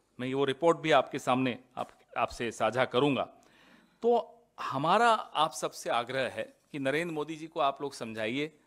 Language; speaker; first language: Hindi; native; Hindi